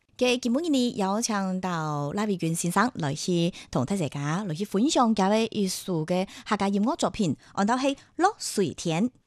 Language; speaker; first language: Cantonese; non-native, local second language; Hakka Chinese